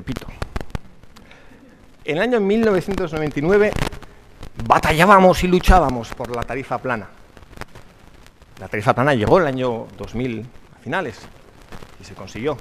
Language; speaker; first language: Spanish; native; Spanish